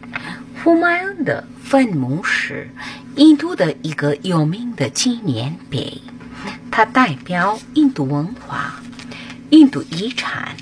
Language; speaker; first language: Chinese; non-native, fluent; Hindi